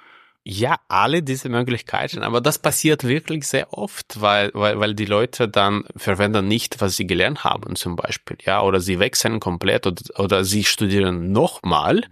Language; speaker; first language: German; non-native, fluent; Russian